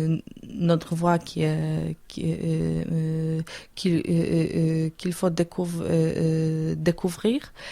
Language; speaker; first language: French; non-native, learner; Polish